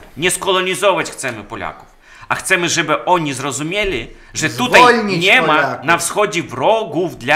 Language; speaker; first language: Polish; non-native, fluent; Russian